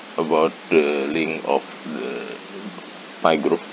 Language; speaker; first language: English; non-native, learner; Indonesian